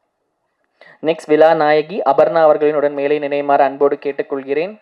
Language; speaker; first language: Tamil; native; Tamil